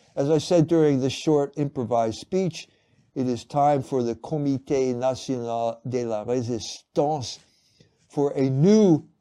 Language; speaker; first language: English; native; English